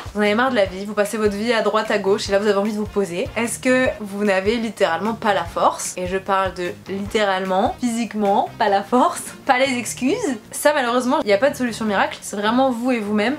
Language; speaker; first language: French; native; French